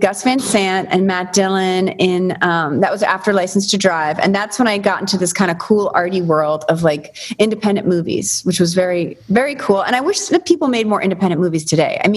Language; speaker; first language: English; native; English